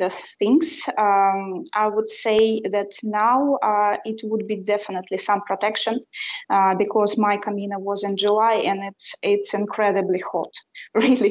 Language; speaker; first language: English; non-native, fluent; Russian